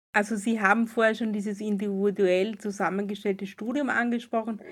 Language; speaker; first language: German; native; German